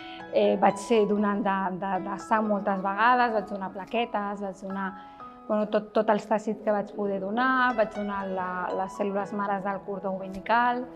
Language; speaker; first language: Catalan; native; Catalan